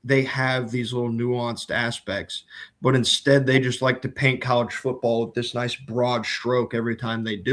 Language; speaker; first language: English; native; English